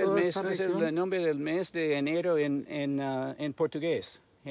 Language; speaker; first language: Spanish; non-native, fluent; English